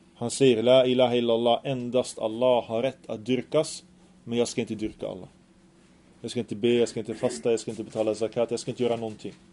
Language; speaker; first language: Swedish; early bilingual, other home language; Arabic